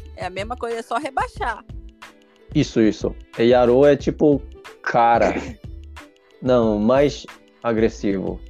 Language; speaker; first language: Portuguese; non-native, fluent; Japanese